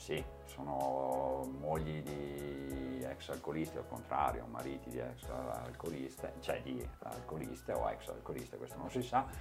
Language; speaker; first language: Italian; native; Italian